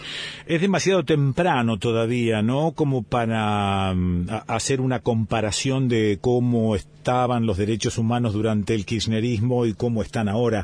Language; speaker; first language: Spanish; native; Spanish